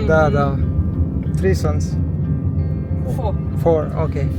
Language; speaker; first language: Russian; non-native, learner; Hindi